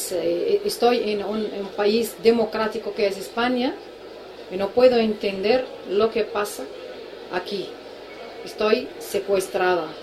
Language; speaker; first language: Spanish; non-native, fluent; Arabic